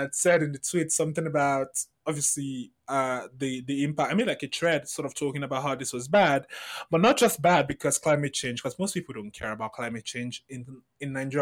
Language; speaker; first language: English; non-native, local second language; Yoruba